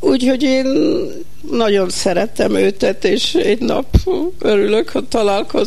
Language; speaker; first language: Hungarian; early bilingual, heritage; Hungarian